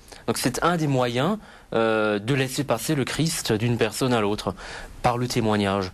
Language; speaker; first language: French; native; French